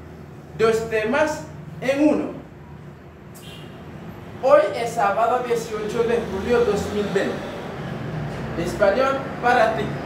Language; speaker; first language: Spanish; non-native, fluent; Haitian Creole